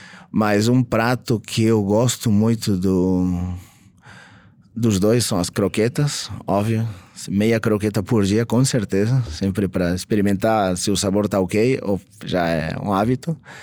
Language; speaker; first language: Portuguese; non-native, fluent; Catalan